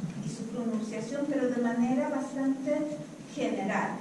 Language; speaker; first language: Spanish; non-native, fluent; Swedish